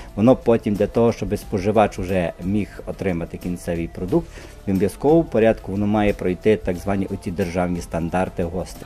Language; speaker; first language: Ukrainian; native; Ukrainian